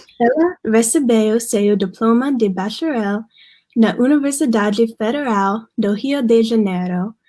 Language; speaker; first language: Portuguese; non-native, learner; English